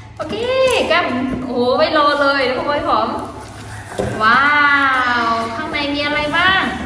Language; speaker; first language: Thai; native; Thai